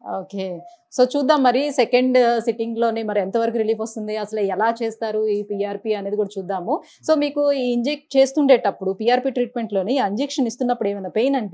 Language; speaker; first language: Telugu; native; Telugu